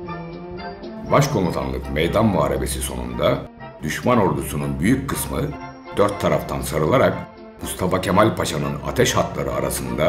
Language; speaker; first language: Turkish; native; Turkish